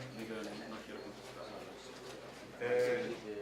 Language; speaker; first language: Spanish; non-native, learner; Italian